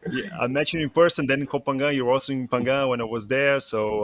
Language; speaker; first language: English; non-native, fluent; Portuguese